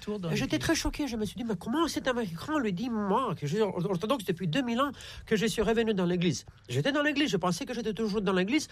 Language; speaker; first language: French; non-native, fluent; Romanian